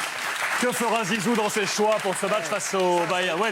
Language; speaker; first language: French; native; French